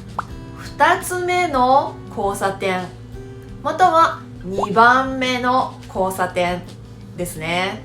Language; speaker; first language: Japanese; native; Japanese